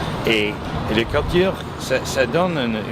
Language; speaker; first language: French; non-native, local second language; English